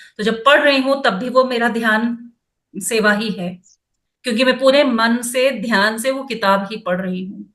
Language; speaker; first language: Hindi; non-native, local second language; Kannada